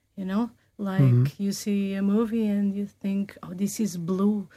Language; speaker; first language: English; non-native, learner; Portuguese